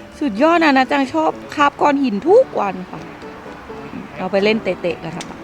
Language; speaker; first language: Thai; native; Thai